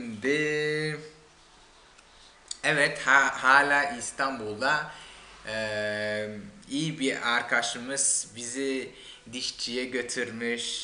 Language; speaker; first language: Turkish; non-native, fluent; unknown